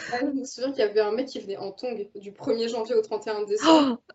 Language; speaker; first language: French; native; French